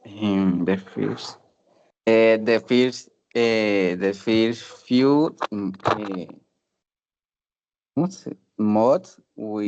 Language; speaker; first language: English; non-native, learner; Spanish